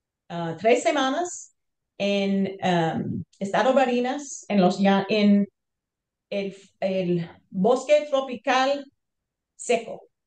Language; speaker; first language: Spanish; non-native, learner; English